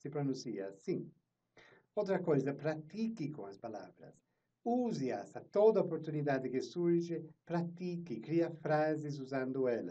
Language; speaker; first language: Portuguese; non-native, fluent; English